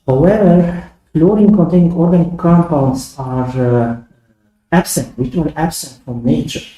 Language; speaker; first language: English; non-native, fluent; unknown